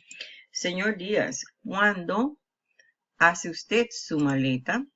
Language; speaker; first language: Spanish; non-native, fluent; English